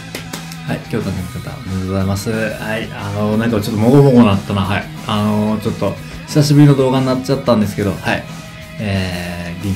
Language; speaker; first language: Japanese; native; Japanese